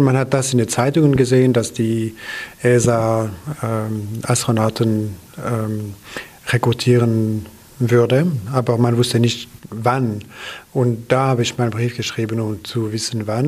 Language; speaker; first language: German; non-native, local second language; French